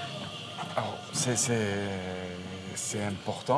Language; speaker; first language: French; native; French